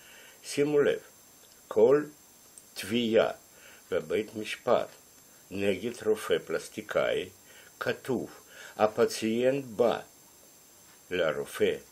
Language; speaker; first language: Hebrew; non-native, fluent; Russian